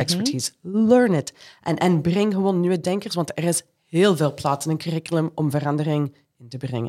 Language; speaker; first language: Dutch; non-native, fluent; English